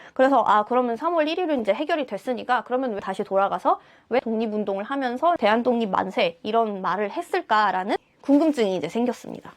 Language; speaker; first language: Korean; non-native, fluent; Russian